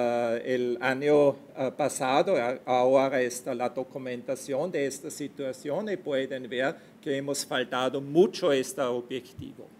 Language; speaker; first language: Spanish; non-native, fluent; German